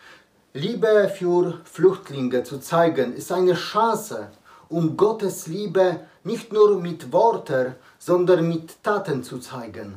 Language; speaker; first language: German; non-native, learner; Polish